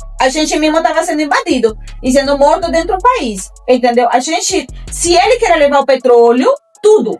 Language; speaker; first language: Portuguese; non-native, fluent; Spanish